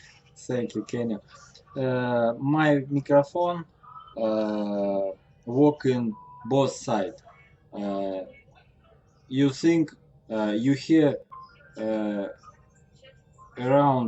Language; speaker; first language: English; non-native, learner; Russian